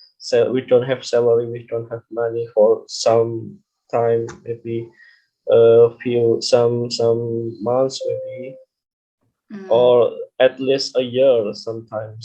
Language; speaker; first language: English; non-native, learner; Indonesian